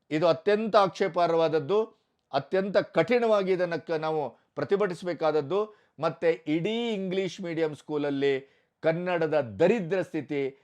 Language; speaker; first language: Kannada; native; Kannada